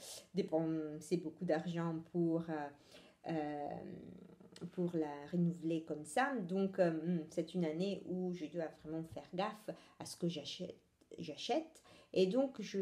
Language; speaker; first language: French; non-native, fluent; Italian